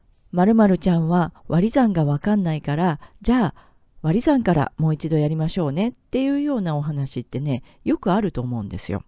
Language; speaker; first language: Japanese; native; Japanese